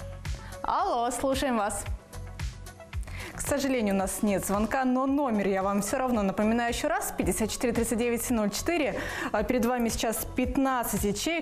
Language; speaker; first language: Russian; native; Russian